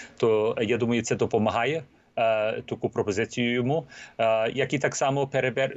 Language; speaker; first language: Ukrainian; early bilingual, heritage; Ukrainian